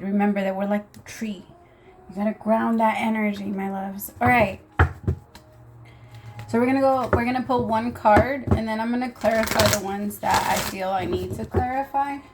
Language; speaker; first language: English; native; English